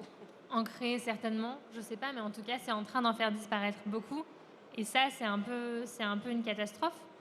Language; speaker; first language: French; native; French